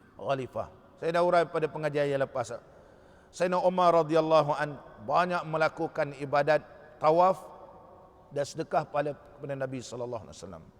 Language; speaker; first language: Malay; native; Malay